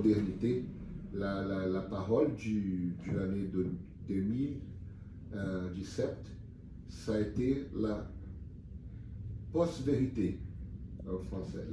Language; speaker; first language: French; non-native, learner; Portuguese